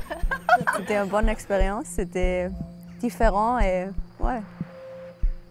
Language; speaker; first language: French; non-native, learner; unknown